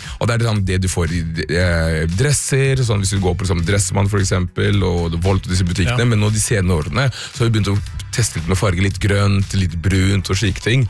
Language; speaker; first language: Norwegian; early bilingual, other home language; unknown